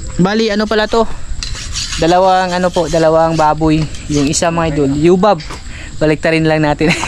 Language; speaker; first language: Filipino; non-native, local second language; Cebuano